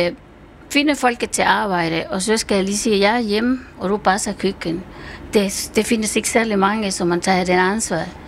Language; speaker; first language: Danish; non-native, fluent; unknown